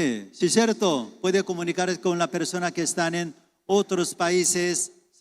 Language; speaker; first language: Spanish; non-native, fluent; Korean